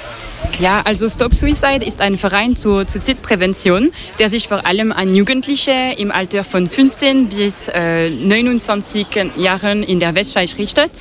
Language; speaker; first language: German; non-native, local second language; French